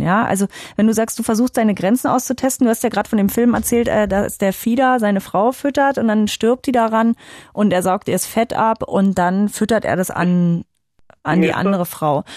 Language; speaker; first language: German; native; German